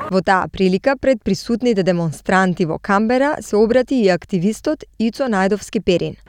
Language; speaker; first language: Macedonian; native; Macedonian